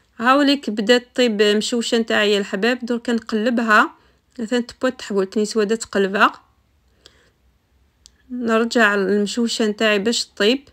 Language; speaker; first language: Arabic; non-native, local second language; Kabyle